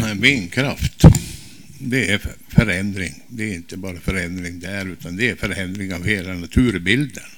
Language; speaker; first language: Swedish; native; Swedish